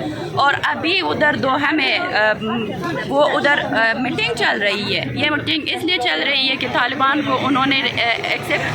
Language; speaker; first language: Hindi; non-native, fluent; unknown